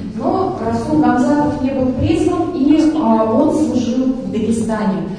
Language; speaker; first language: Russian; native; Russian